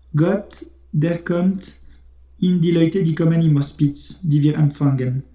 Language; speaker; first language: German; non-native, fluent; French